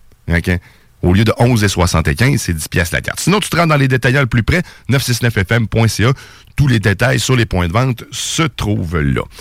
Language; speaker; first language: French; native; French